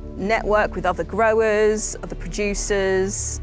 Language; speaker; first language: English; native; English